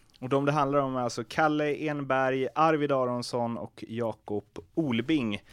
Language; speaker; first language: Swedish; native; Swedish